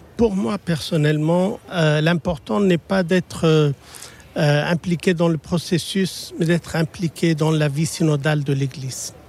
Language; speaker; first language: French; non-native, local second language; Arabic